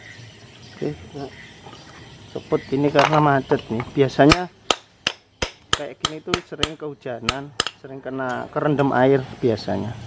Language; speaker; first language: Indonesian; native; Indonesian